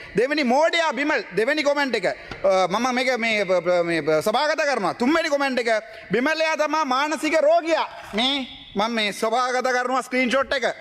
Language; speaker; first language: Sinhala; non-native, local second language; Tamil